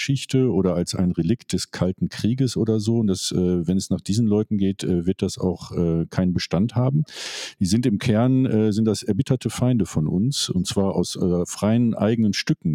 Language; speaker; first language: German; native; German